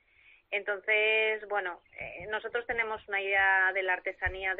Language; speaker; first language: Spanish; native; Spanish